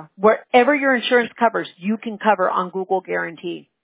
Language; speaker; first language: English; early bilingual, other home language; Spanish